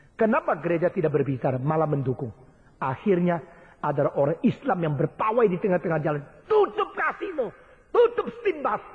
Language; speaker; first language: Indonesian; early bilingual, other home language; Chinese